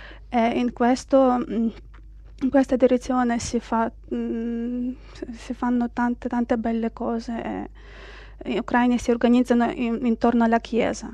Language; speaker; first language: Italian; non-native, fluent; Ukrainian